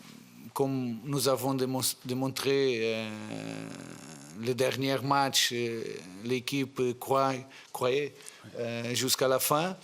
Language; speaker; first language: French; non-native, fluent; Portuguese